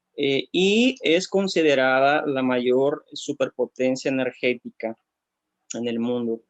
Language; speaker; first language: Spanish; non-native, fluent; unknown